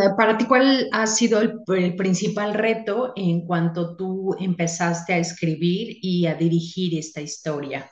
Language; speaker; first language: Spanish; native; Spanish